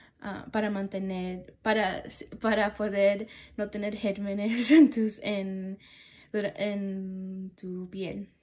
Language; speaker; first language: Spanish; early bilingual, heritage; Spanish